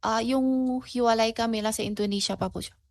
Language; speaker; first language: Filipino; non-native, learner; Chinese